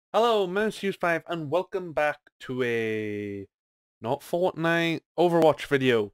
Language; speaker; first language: English; native; English